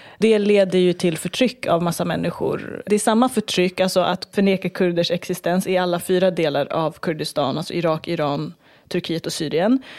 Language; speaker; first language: Swedish; early bilingual, other home language; Kurdish